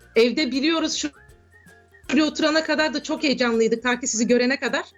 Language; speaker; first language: Turkish; native; Turkish